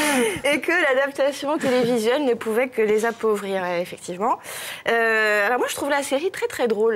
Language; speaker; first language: French; native; French